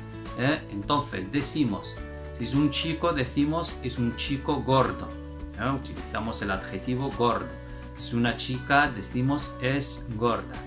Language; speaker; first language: Spanish; non-native, fluent; Arabic